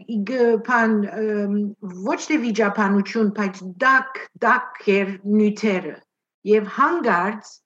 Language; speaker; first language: Armenian; early bilingual, heritage; Armenian